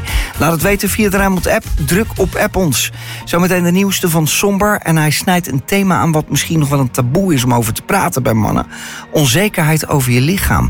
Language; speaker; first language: Dutch; native; Dutch